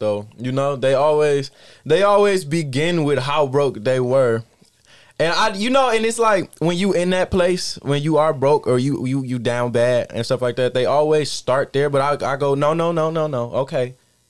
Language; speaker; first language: English; native; English